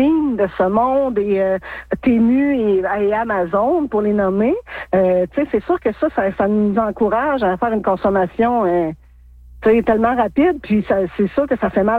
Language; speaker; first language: French; native; French